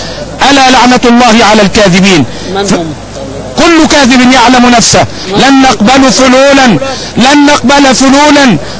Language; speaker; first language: Arabic; native; Arabic